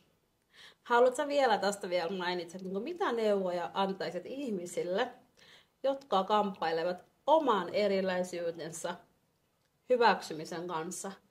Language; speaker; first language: Finnish; non-native, fluent; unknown